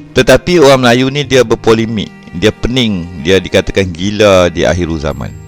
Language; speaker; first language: Malay; native; Malay